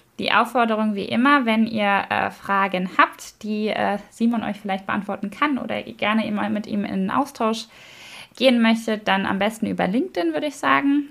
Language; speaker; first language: German; native; German